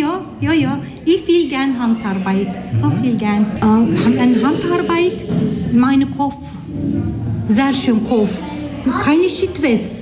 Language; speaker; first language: German; non-native, learner; Turkish